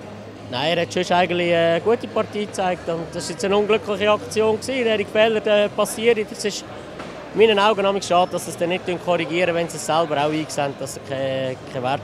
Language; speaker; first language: German; native; German